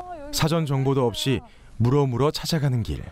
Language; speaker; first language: Korean; native; Korean